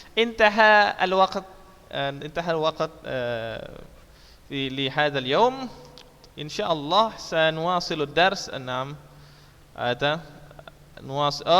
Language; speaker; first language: Arabic; non-native, fluent; Indonesian